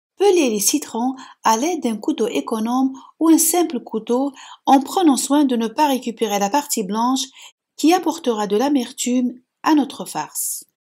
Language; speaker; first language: French; non-native, local second language; Arabic